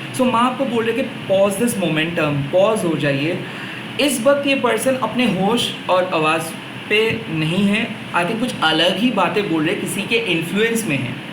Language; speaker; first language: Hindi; non-native, local second language; Bangla